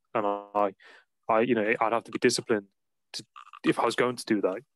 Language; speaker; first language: English; native; English